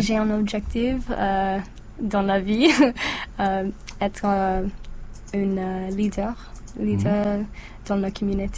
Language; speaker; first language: French; non-native, learner; English